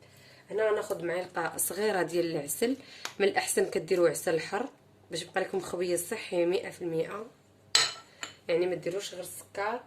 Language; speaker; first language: Arabic; native; Arabic